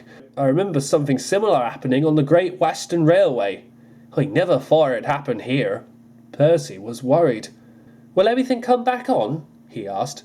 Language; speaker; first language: English; native; English